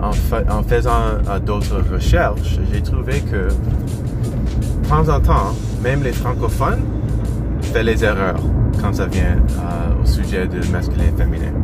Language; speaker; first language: French; non-native, learner; English